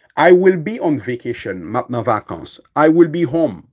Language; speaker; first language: English; non-native, fluent; Haitian Creole